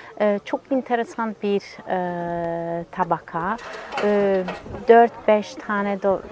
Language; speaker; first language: Turkish; non-native, learner; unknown